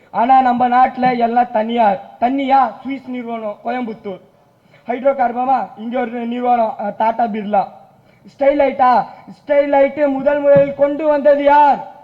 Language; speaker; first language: Tamil; non-native, local second language; Urdu